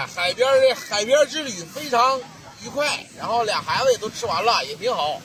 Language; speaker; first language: Chinese; native; Chinese